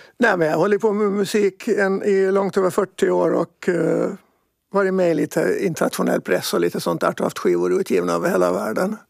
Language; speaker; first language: Swedish; native; Swedish